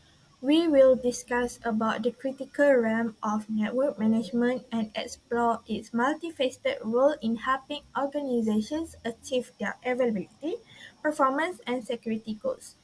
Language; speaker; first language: English; non-native, local second language; Malay